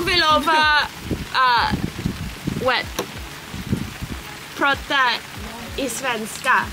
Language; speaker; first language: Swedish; early bilingual, heritage; Swedish